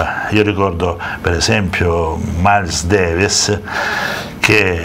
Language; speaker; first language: Italian; native; Italian